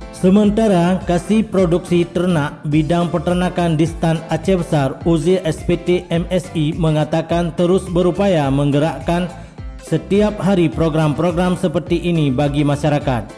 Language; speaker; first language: Indonesian; native; Indonesian